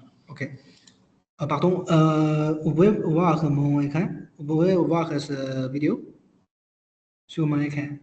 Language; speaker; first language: French; non-native, learner; Chinese